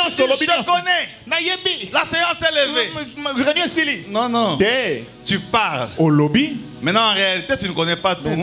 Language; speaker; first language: French; non-native, local second language; Lingala